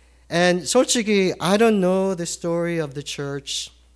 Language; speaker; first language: English; early bilingual, other home language; Korean